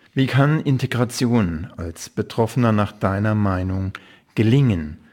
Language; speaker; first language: German; native; German